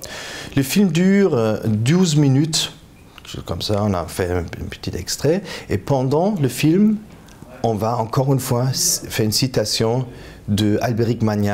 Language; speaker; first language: French; non-native, fluent; German